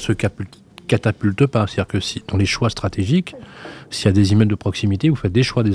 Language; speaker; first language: French; native; French